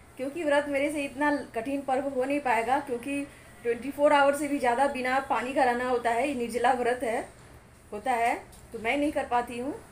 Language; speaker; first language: Hindi; native; Hindi